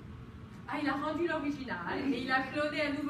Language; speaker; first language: French; non-native, fluent; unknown